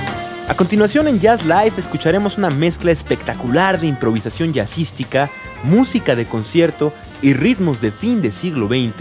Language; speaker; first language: Spanish; native; Spanish